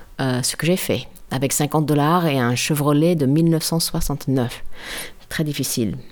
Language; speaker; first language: French; non-native, fluent; English